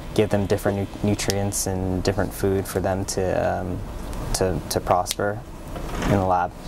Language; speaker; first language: English; native; English